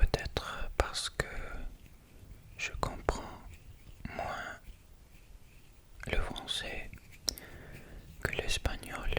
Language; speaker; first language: French; non-native, fluent; English